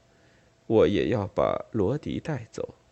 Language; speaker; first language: Chinese; native; Chinese